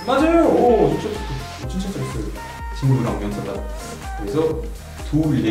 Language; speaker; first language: Korean; non-native, learner; French